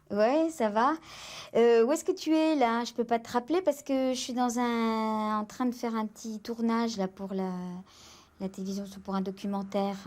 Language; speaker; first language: French; native; French